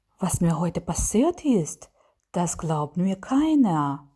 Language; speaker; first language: German; non-native, learner; Ukrainian